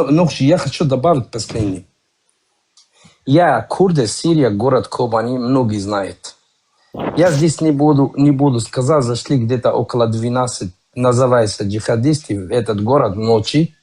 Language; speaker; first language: Russian; non-native, learner; Kurdish